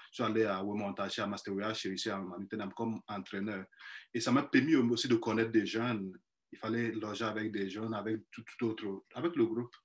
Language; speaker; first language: French; non-native, fluent; Igbo